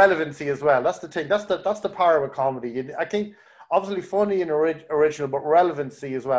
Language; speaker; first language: English; native; English